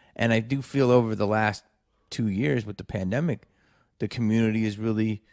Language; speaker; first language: English; native; English